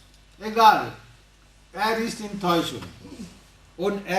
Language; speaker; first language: German; non-native, learner; Bangla